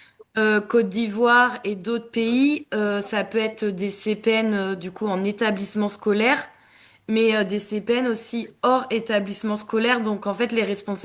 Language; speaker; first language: French; native; French